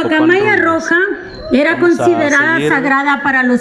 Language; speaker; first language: Spanish; native; Spanish